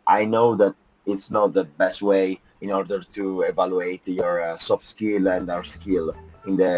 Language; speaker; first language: English; non-native, fluent; Italian